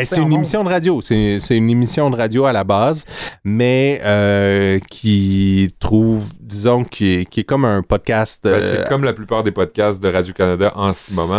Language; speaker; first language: French; native; French